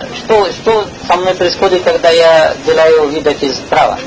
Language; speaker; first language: Russian; non-native, learner; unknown